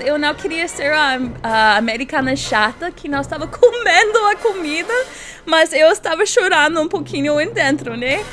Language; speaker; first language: Portuguese; non-native, learner; English